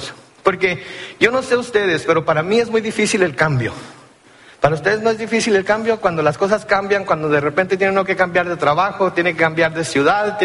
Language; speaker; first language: Spanish; early bilingual, heritage; Spanish